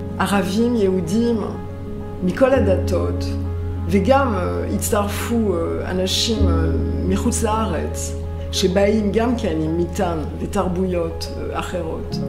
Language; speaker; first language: Hebrew; non-native, fluent; French